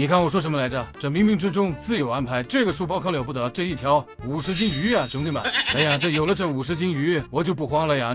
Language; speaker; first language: Chinese; native; Chinese